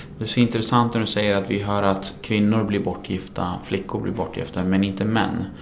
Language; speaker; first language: Swedish; early bilingual, other home language; Kurdish